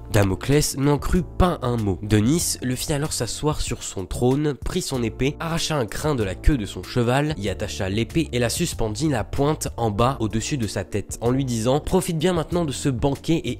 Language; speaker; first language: French; native; French